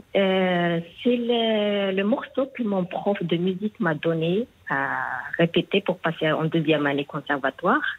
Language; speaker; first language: French; non-native, local second language; Arabic